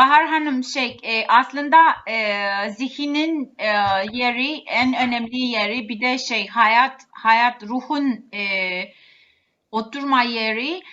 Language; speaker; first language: Turkish; non-native, learner; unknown